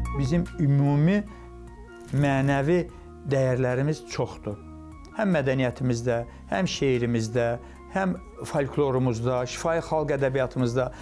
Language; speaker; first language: Azerbaijani; non-native, local second language; Kumyk